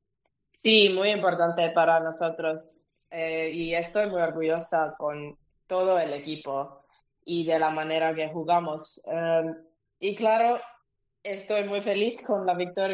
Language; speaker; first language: Spanish; non-native, learner; Finnish